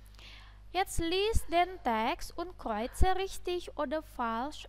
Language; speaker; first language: German; non-native, learner; Indonesian